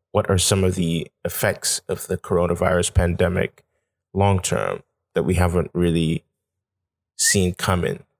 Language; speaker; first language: English; non-native, local second language; Yoruba